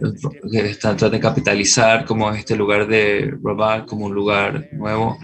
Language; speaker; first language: Spanish; non-native, fluent; English